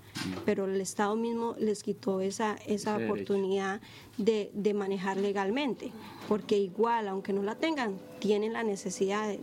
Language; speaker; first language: Spanish; native; Spanish